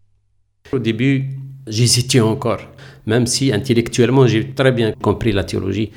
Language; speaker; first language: French; non-native, local second language; Arabic